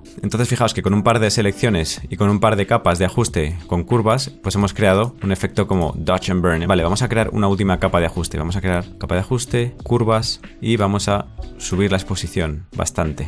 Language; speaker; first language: Spanish; native; Spanish